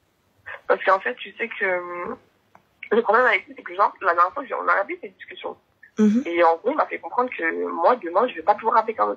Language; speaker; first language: French; native; French